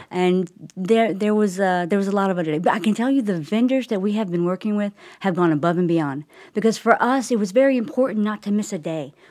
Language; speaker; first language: English; native; English